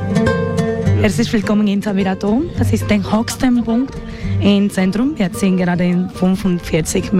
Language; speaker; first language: German; non-native, learner; Spanish